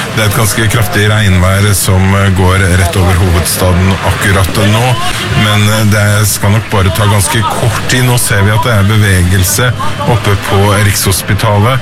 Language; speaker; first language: Norwegian; native; Norwegian